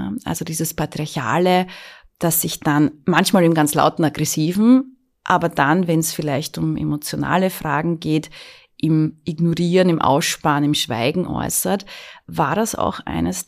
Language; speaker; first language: German; native; German